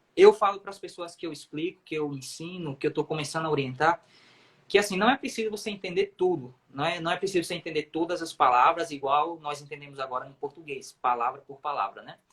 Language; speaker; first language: Portuguese; native; Portuguese